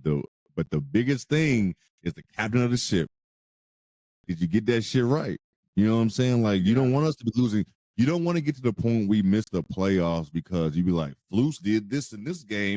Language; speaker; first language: English; native; English